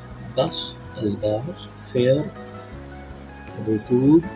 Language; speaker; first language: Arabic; non-native, fluent; Urdu